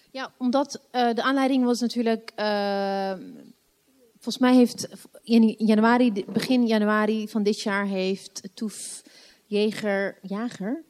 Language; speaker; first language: Dutch; non-native, fluent; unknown